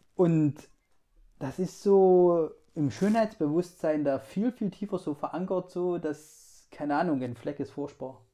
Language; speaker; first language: German; native; German